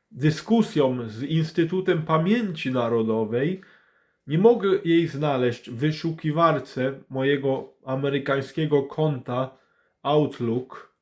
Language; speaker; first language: Polish; early bilingual, heritage; English